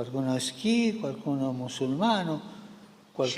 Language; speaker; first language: Italian; early bilingual, heritage; Spanish